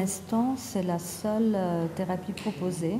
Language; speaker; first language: French; non-native, fluent; Italian